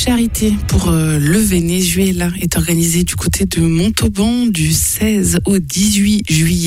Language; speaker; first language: French; native; French